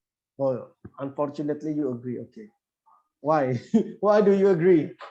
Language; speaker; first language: English; non-native, fluent; Indonesian